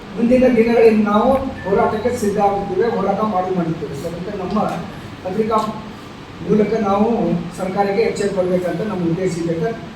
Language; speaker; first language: Kannada; non-native, local second language; Lambadi